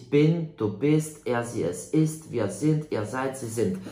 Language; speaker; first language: German; non-native, fluent; Serbian